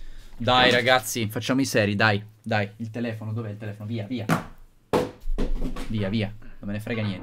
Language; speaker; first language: Italian; native; Italian